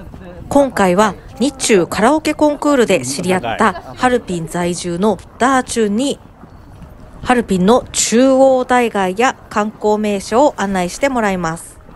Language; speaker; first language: Japanese; native; Japanese